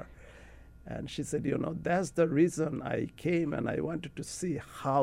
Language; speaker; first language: English; non-native, local second language; Bangla